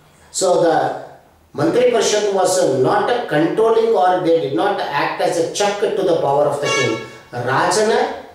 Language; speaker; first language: English; non-native, local second language; Kannada